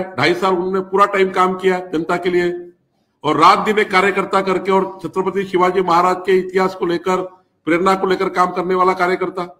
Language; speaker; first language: Hindi; non-native, local second language; Marathi